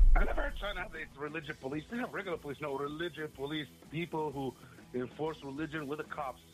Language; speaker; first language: English; non-native, fluent; Arabic